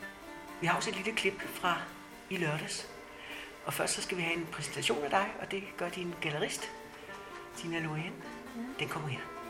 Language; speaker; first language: Danish; native; Danish